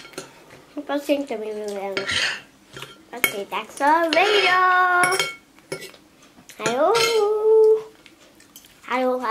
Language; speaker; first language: Swedish; early bilingual, other home language; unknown